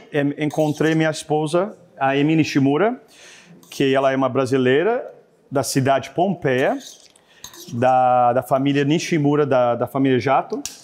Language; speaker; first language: Portuguese; non-native, fluent; French